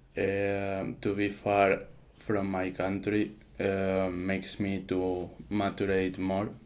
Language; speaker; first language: English; non-native, learner; Spanish